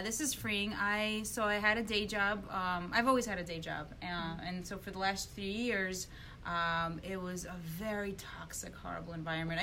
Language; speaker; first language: English; early bilingual, other home language; Russian